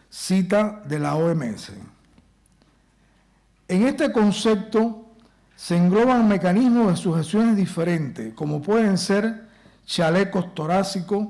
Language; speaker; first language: Spanish; native; Spanish